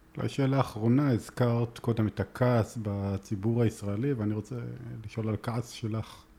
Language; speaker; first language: Hebrew; native; Hebrew